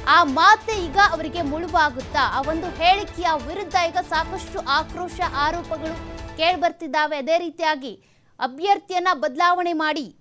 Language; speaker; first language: Kannada; native; Kannada